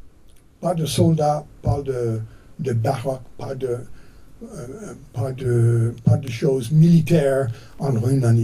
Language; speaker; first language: French; non-native, fluent; English